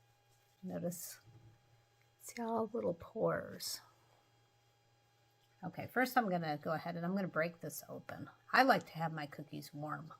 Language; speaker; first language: English; native; English